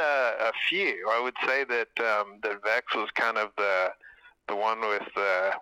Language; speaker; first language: English; native; English